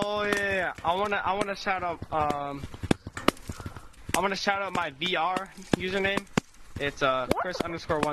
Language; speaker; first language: English; native; English